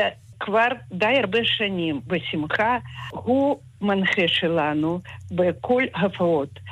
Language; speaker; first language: Hebrew; non-native, fluent; Russian